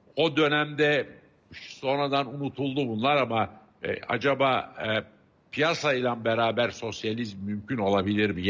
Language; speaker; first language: Turkish; native; Turkish